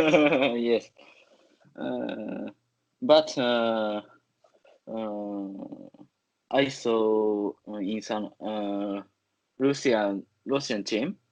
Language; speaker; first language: English; non-native, learner; Japanese